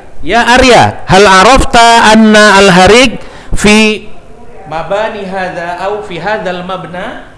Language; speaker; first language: Arabic; non-native, fluent; Indonesian